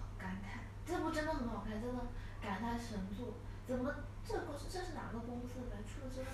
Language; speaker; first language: Chinese; native; Chinese